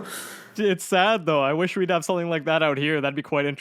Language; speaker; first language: English; native; English